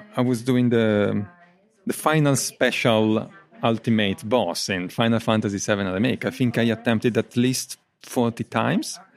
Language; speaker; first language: English; non-native, fluent; Italian